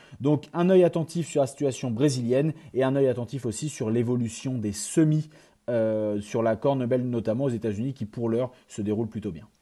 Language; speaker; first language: French; native; French